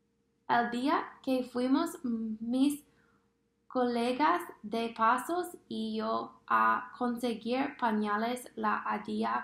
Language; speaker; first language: Spanish; non-native, fluent; English